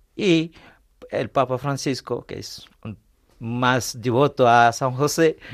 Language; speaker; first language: Spanish; non-native, fluent; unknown